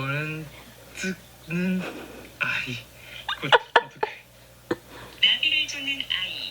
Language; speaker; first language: Korean; non-native, fluent; Chinese